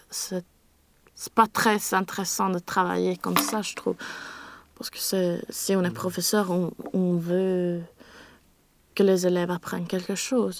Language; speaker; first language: French; non-native, learner; Swedish